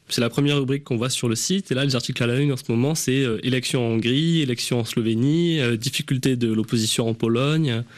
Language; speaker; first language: French; native; French